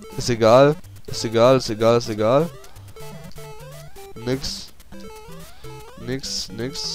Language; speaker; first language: German; native; German